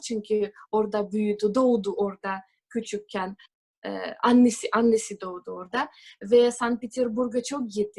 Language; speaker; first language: Turkish; non-native, fluent; Russian